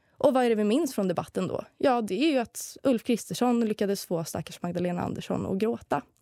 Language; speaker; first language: Swedish; native; Swedish